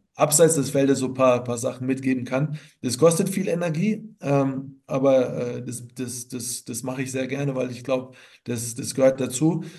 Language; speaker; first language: German; native; German